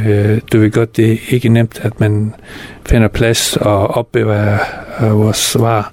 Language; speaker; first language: Danish; non-native, fluent; Persian